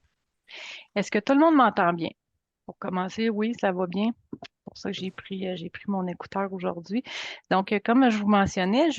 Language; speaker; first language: French; native; French